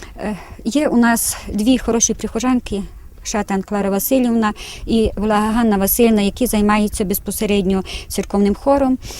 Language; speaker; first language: Ukrainian; native; Ukrainian